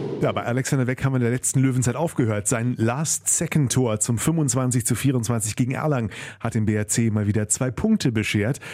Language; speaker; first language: German; native; German